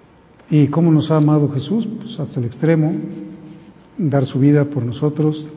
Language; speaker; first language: Spanish; native; Spanish